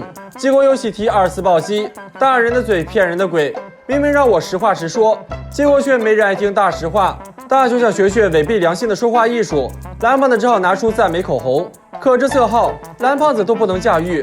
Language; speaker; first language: Chinese; native; Chinese